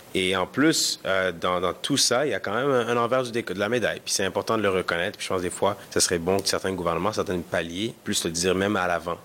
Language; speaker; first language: French; early bilingual, other home language; Kinyarwanda